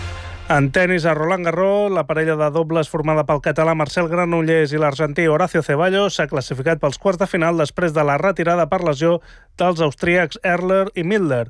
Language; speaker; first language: Catalan; native; Catalan